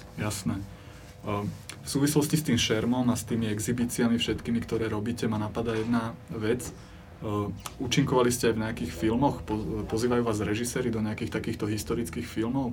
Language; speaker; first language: Slovak; native; Slovak